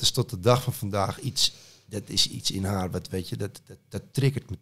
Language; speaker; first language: Dutch; native; Dutch